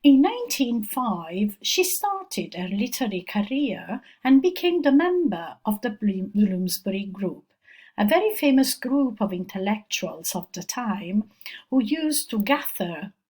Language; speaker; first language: English; non-native, fluent; Italian